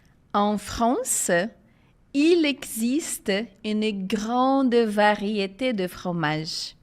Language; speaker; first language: French; non-native, fluent; Portuguese